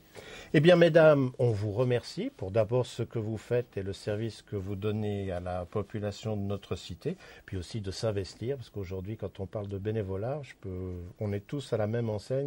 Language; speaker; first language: French; native; French